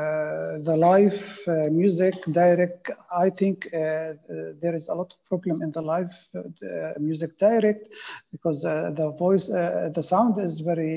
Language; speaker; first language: English; non-native, fluent; Arabic